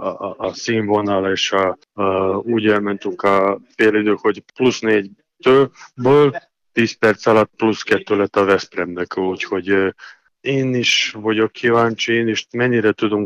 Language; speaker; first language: Hungarian; non-native, learner; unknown